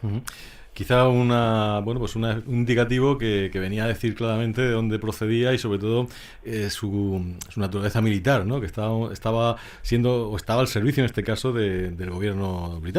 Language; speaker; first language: Spanish; native; Spanish